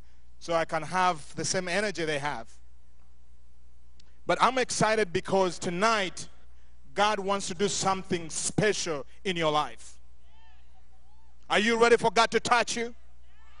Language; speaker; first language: English; non-native, local second language; Ganda